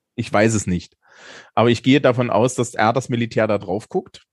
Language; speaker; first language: German; native; German